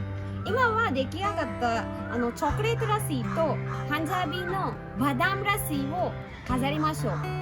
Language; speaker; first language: Japanese; non-native, fluent; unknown